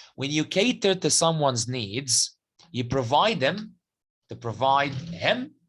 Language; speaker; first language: English; non-native, fluent; Arabic